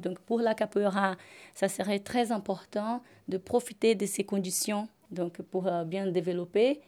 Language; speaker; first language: French; non-native, fluent; Portuguese